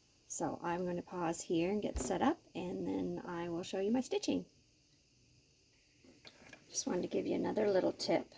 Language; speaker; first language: English; native; English